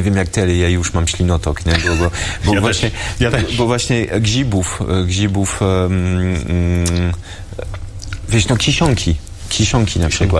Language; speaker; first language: Polish; early bilingual, heritage; French